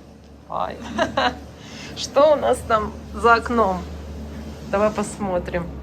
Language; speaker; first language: Russian; native; Russian